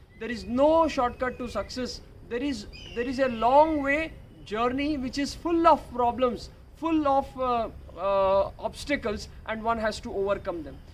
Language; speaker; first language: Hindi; non-native, local second language; Marathi